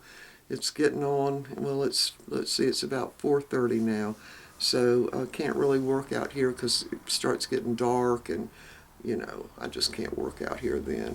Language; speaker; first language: English; native; English